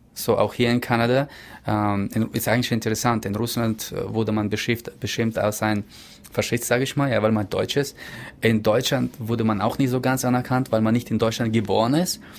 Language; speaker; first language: German; early bilingual, heritage; German